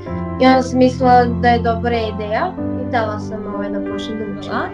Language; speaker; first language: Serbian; early bilingual, heritage; Serbian